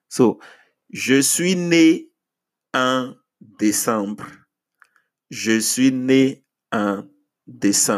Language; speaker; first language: French; non-native, fluent; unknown